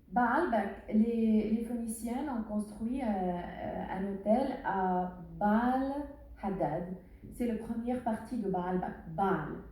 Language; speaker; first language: French; non-native, learner; Arabic